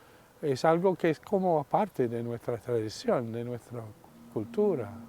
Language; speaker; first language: Spanish; non-native, fluent; English